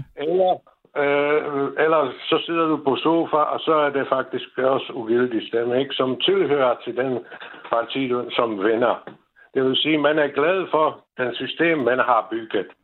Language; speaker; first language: Danish; non-native, fluent; Czech